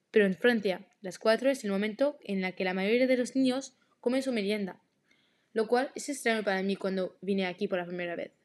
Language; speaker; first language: Spanish; non-native, learner; French